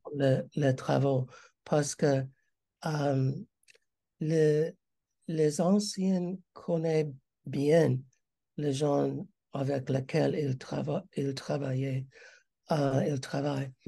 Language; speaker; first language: French; non-native, learner; English